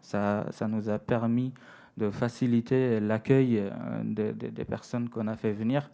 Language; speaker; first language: French; non-native, fluent; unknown